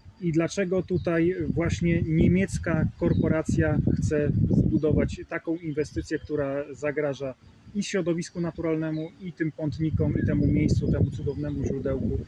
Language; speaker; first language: Polish; native; Polish